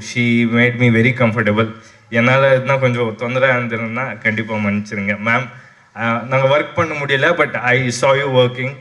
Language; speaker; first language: Tamil; non-native, local second language; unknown